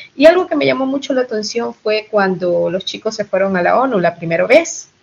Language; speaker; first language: Spanish; early bilingual, heritage; Spanish